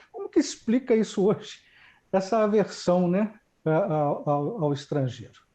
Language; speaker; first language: Portuguese; native; Portuguese